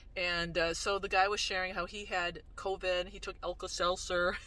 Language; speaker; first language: English; native; English